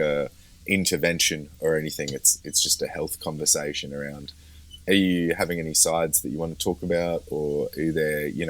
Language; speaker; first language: English; native; English